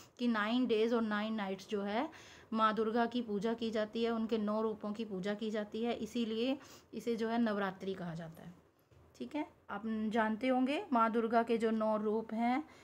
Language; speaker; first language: Hindi; non-native, local second language; Punjabi